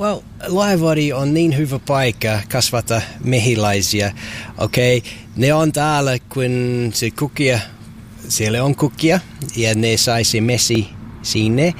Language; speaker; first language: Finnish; non-native, learner; English